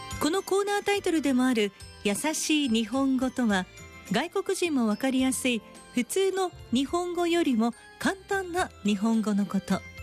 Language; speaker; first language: Japanese; native; Japanese